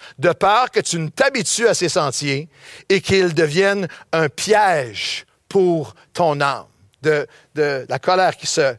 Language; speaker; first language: French; native; French